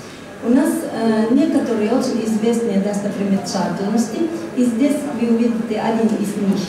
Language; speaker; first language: Russian; non-native, fluent; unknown